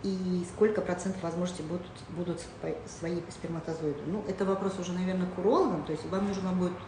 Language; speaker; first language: Russian; non-native, local second language; Kazakh